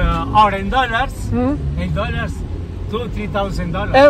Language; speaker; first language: English; non-native, learner; Spanish